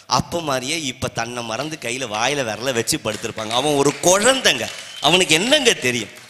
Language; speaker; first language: Tamil; native; Tamil